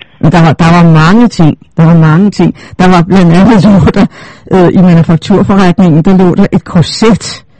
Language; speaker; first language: Danish; native; Danish